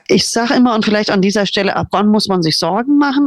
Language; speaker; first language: German; non-native, fluent; English